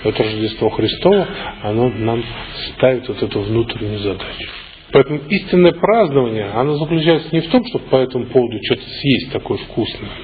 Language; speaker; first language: Russian; native; Russian